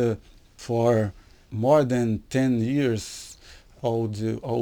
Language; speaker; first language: English; non-native, learner; Portuguese